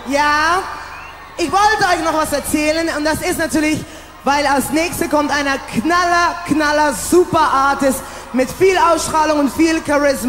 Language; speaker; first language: German; non-native, learner; English